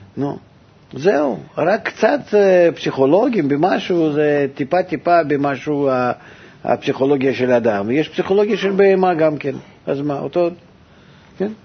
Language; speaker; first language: Hebrew; non-native, fluent; Russian